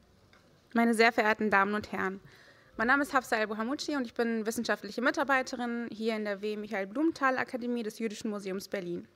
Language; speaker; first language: German; native; German